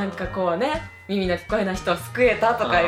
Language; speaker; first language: Japanese; native; Japanese